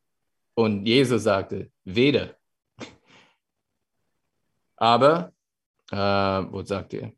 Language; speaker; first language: German; non-native, fluent; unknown